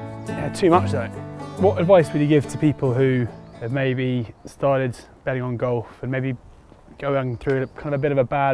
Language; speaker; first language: English; native; English